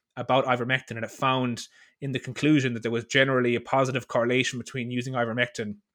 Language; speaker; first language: English; native; English